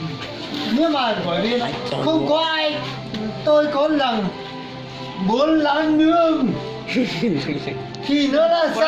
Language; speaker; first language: Vietnamese; non-native, local second language; Hmong